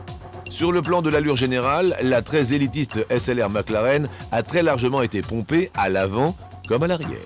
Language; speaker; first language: French; native; French